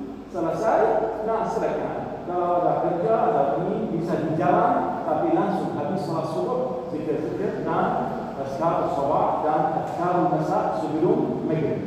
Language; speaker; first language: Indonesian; non-native, learner; Arabic